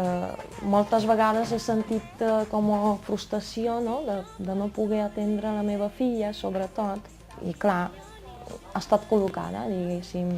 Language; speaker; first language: Catalan; non-native, fluent; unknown